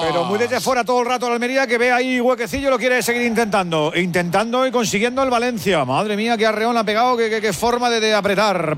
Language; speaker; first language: Spanish; native; Spanish